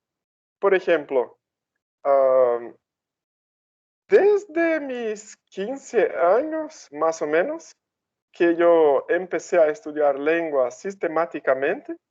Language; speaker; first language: Spanish; non-native, fluent; Portuguese